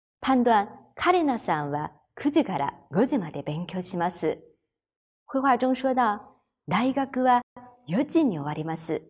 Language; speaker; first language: Japanese; non-native, fluent; Chinese